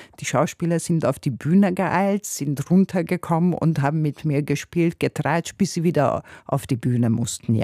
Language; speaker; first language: German; non-native, fluent; Hungarian